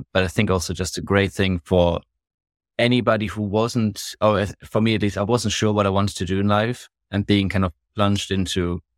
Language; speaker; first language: English; non-native, fluent; German